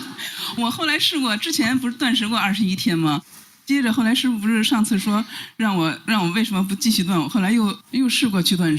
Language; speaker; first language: Chinese; native; Chinese